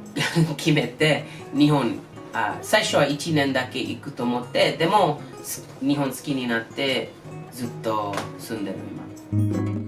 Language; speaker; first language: Japanese; non-native, learner; English